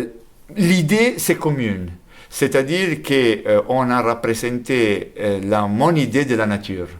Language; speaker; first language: French; non-native, fluent; Italian